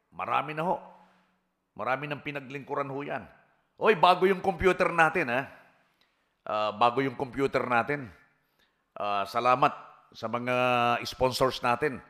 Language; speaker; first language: Filipino; native; Filipino